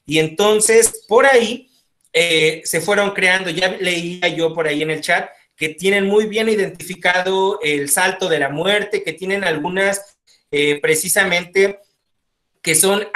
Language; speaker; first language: Spanish; native; Spanish